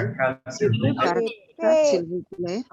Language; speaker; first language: French; non-native, learner; Indonesian